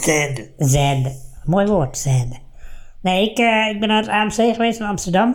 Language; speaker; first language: Dutch; native; Dutch